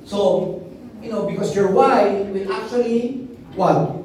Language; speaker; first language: English; non-native, local second language; Filipino